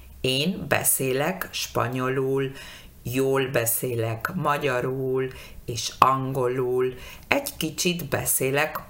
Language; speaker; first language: Hungarian; non-native, learner; Spanish